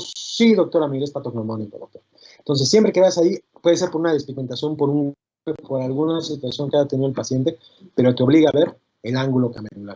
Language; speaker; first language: Spanish; native; Spanish